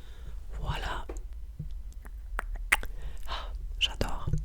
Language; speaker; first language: French; non-native, learner; English